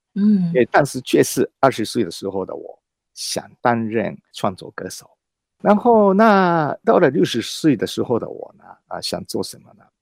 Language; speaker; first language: Chinese; non-native, fluent; Japanese